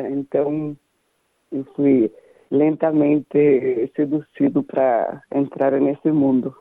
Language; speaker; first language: Portuguese; non-native, fluent; Danish